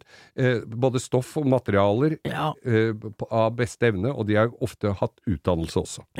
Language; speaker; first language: Norwegian; native; Norwegian